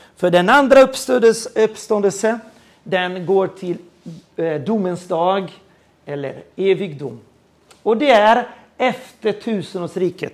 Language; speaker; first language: Swedish; non-native, fluent; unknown